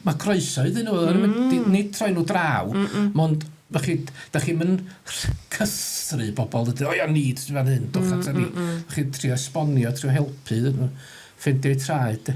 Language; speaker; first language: Welsh; native; Welsh